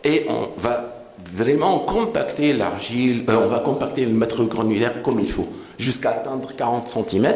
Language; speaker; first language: French; non-native, local second language; Arabic